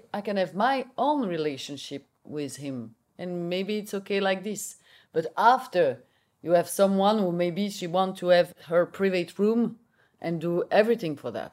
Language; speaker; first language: English; non-native, learner; French